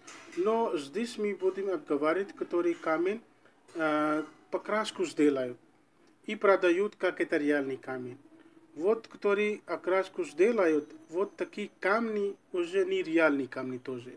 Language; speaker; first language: Russian; non-native, learner; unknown